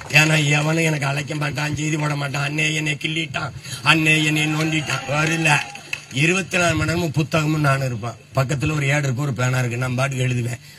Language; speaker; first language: Tamil; native; Tamil